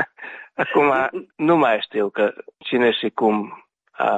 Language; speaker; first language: Romanian; non-native, local second language; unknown